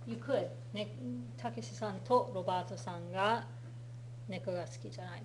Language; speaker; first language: Japanese; non-native, fluent; English